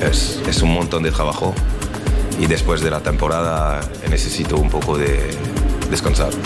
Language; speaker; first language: Spanish; non-native, learner; French